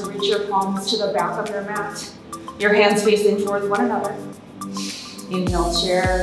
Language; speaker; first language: English; native; English